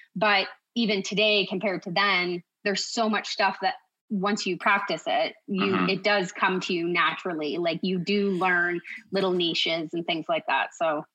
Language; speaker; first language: English; native; English